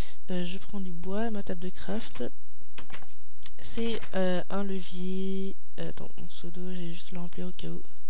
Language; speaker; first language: French; native; French